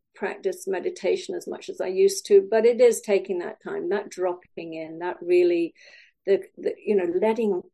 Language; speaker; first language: English; native; English